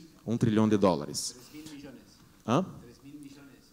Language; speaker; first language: Spanish; non-native, learner; Portuguese